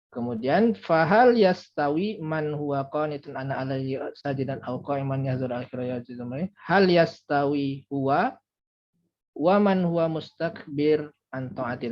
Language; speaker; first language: Arabic; non-native, fluent; Indonesian